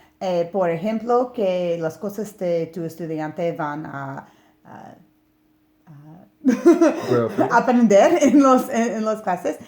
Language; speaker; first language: Spanish; non-native, learner; English